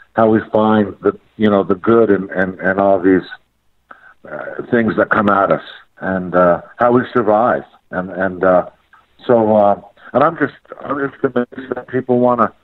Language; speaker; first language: English; native; English